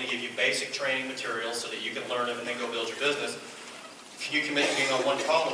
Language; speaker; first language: English; native; English